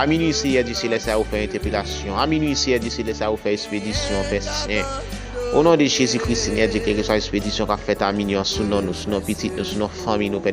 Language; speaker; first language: French; non-native, local second language; Haitian Creole